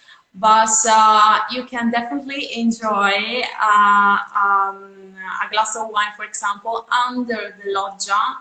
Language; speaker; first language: English; non-native, fluent; Italian